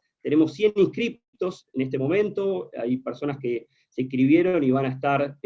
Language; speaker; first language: Spanish; native; Spanish